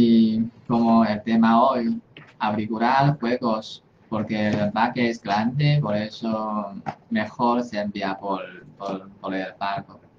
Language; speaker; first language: Spanish; non-native, fluent; Chinese